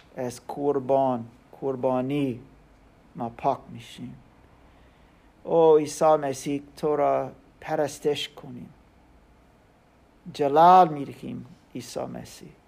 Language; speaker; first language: Persian; non-native, learner; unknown